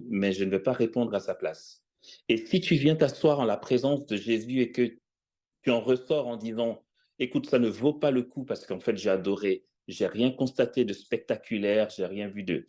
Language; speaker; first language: French; native; French